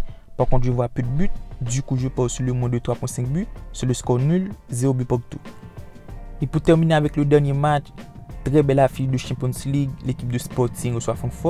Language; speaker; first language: French; native; French